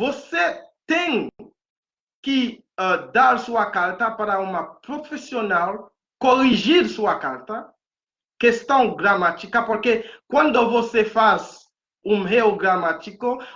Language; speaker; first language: Portuguese; non-native, fluent; Haitian Creole